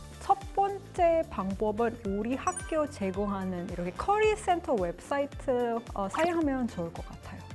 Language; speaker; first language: Korean; non-native, fluent; Indonesian